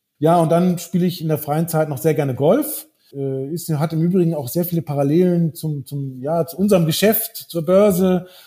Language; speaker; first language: German; early bilingual, heritage; German